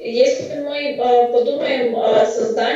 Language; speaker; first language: Russian; non-native, fluent; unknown